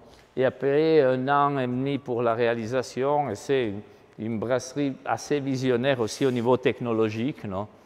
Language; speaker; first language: French; non-native, fluent; Italian